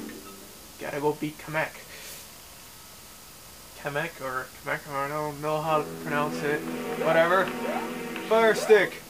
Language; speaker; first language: English; native; English